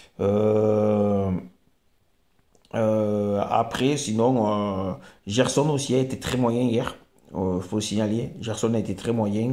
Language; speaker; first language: French; native; French